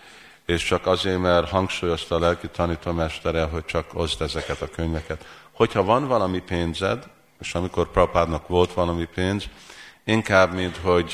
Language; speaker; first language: Hungarian; early bilingual, heritage; Hungarian